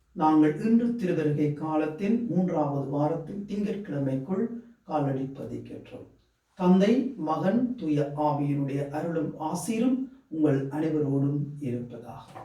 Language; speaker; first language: Tamil; native; Tamil